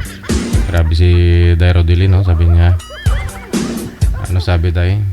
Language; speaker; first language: Filipino; native; Filipino